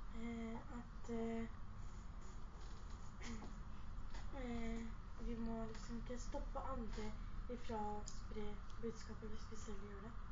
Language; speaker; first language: Norwegian; early bilingual, other home language; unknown